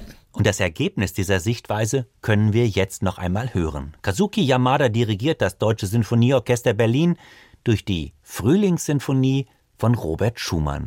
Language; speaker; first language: German; native; German